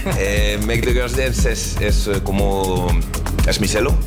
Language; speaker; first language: Spanish; non-native, learner; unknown